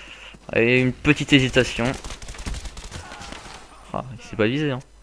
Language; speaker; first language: French; native; French